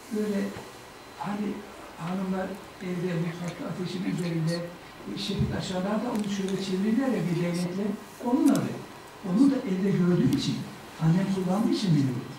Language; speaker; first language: Turkish; native; Turkish